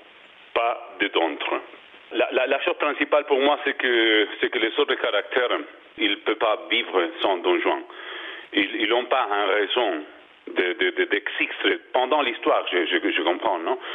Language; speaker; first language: French; non-native, learner; Spanish